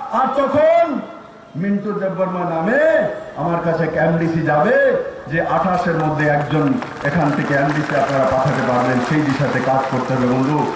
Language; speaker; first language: Bangla; native; Bangla